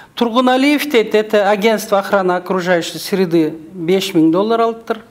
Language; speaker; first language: Russian; non-native, local second language; Kyrgyz